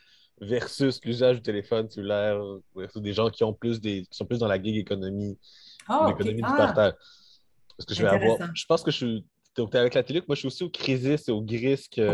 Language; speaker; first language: French; native; French